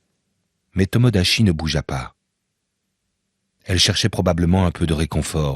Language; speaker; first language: French; native; French